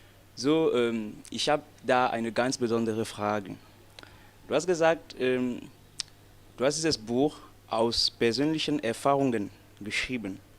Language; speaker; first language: German; non-native, fluent; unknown